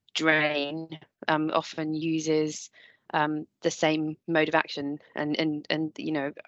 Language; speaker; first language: English; native; English